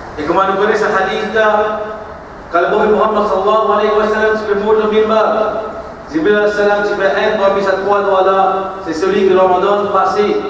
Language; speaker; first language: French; non-native, local second language; Morisyen